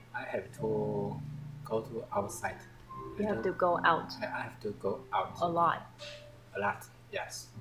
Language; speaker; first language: English; non-native, learner; Chinese